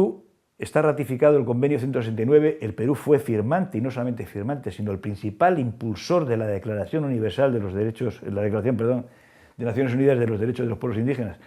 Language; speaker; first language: Spanish; native; Spanish